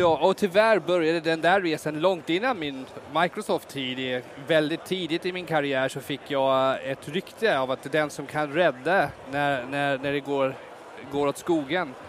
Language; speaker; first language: Swedish; non-native, fluent; English